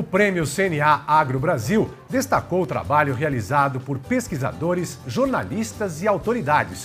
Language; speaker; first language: Portuguese; native; Portuguese